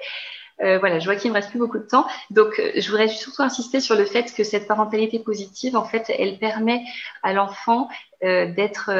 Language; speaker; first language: French; native; French